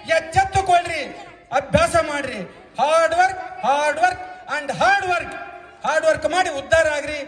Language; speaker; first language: Kannada; non-native, local second language; Lambadi